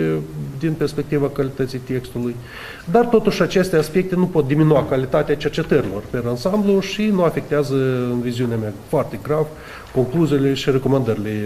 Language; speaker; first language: Romanian; native; Romanian